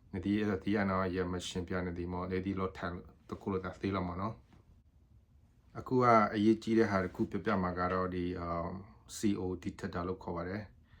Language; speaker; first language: Burmese; non-native, local second language; S'gaw Karen